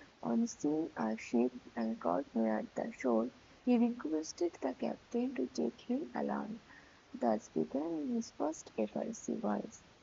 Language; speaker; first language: English; non-native, local second language; Bangla